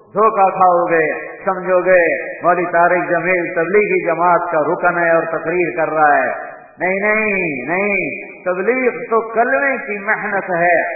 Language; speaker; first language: Urdu; non-native, local second language; Punjabi